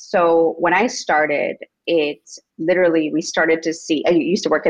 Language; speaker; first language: English; early bilingual, other home language; Spanish